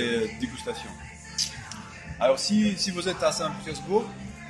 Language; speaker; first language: French; non-native, fluent; Russian